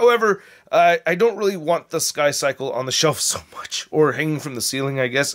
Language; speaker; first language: English; native; English